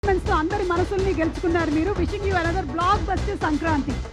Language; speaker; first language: Telugu; native; Telugu